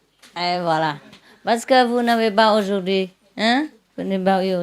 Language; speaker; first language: French; non-native, learner; Vietnamese